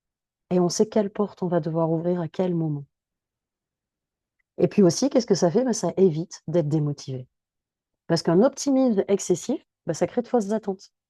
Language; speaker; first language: French; native; French